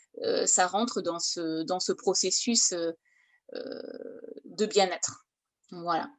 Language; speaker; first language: French; native; French